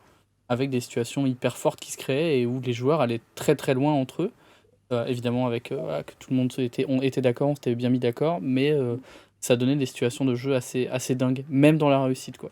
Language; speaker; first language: French; native; French